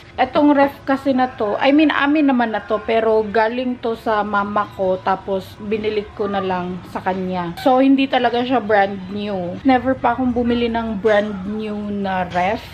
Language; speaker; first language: Filipino; non-native, local second language; Cebuano